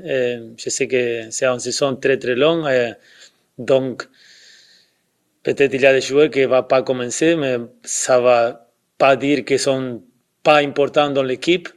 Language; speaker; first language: French; non-native, fluent; Spanish